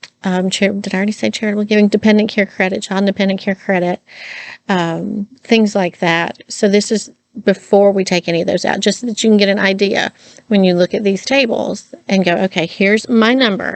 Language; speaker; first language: English; native; English